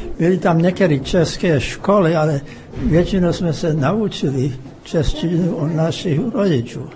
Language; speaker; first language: Czech; early bilingual, heritage; English